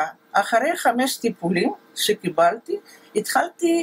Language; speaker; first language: Hebrew; non-native, fluent; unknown